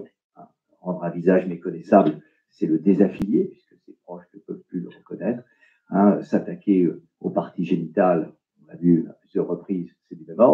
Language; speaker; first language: French; native; French